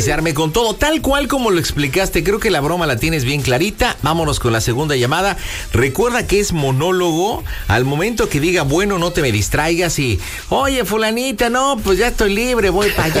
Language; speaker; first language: Spanish; native; Spanish